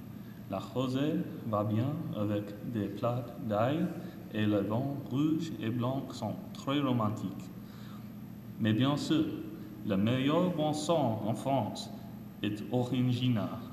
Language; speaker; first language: French; non-native, learner; English